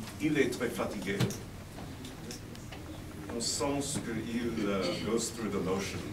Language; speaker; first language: French; non-native, fluent; English